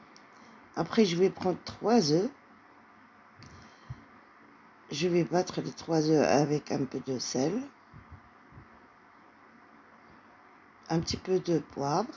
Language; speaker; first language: French; non-native, fluent; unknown